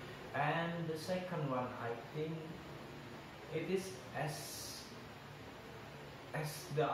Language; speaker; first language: English; non-native, learner; Indonesian